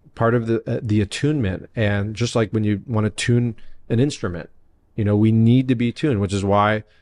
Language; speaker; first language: English; native; English